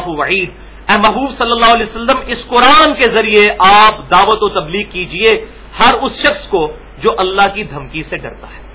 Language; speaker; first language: Urdu; non-native, local second language; Punjabi